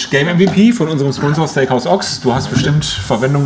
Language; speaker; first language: German; native; German